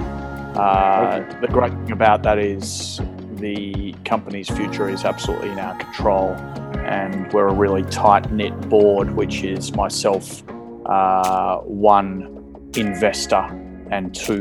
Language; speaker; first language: English; native; English